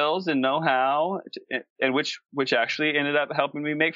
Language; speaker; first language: English; native; English